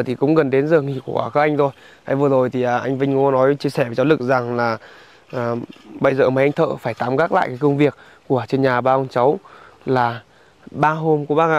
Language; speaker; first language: Vietnamese; native; Vietnamese